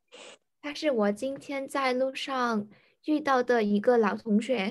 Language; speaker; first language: Chinese; non-native, learner; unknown